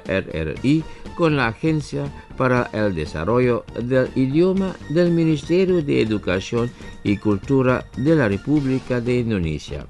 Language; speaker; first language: Spanish; non-native, fluent; Indonesian